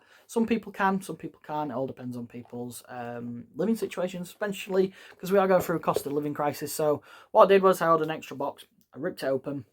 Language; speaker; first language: English; native; English